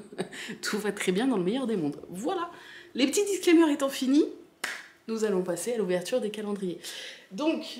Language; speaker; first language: French; native; French